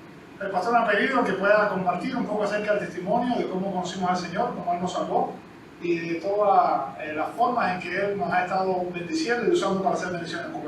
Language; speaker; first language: Spanish; native; Spanish